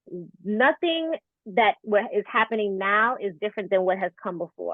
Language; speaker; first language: English; native; English